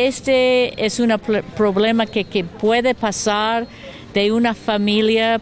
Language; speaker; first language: Spanish; non-native, learner; English